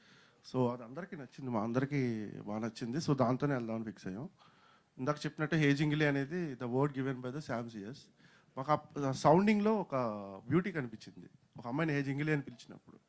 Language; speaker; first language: Telugu; native; Telugu